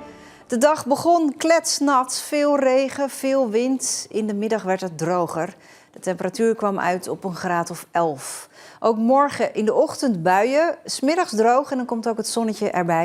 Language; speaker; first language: Dutch; native; Dutch